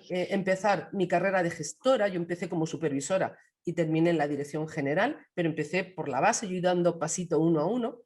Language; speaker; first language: Spanish; native; Spanish